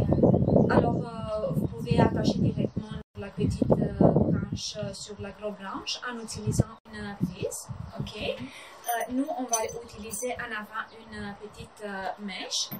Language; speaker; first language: French; non-native, fluent; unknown